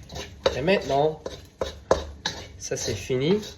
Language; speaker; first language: French; non-native, learner; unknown